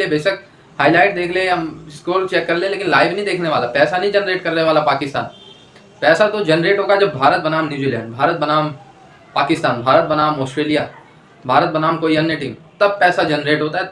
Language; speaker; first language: Hindi; native; Hindi